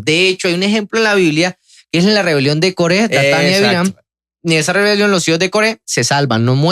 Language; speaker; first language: Spanish; native; Spanish